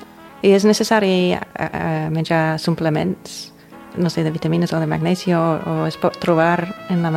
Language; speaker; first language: Catalan; non-native, fluent; English